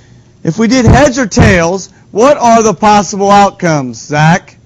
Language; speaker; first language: English; native; English